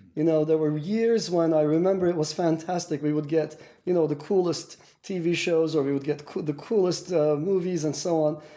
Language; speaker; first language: English; non-native, fluent; Turkish